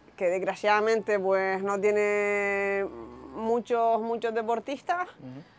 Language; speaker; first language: Spanish; native; Spanish